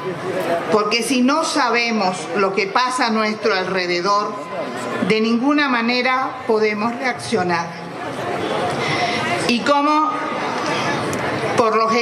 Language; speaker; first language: Spanish; native; Spanish